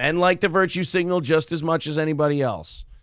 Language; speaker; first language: English; native; English